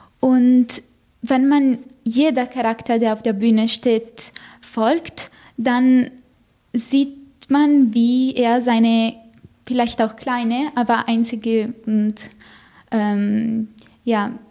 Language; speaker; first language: German; non-native, fluent; Italian